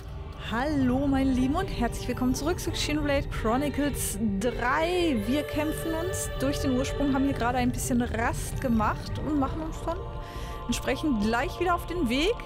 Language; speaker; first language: German; native; German